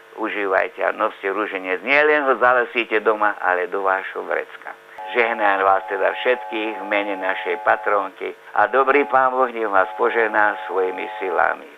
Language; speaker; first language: Slovak; native; Slovak